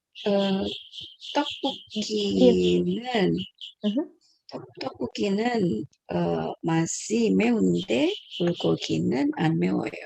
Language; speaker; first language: Korean; non-native, learner; Indonesian